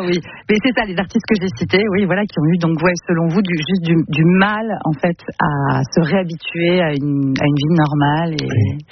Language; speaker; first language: French; native; French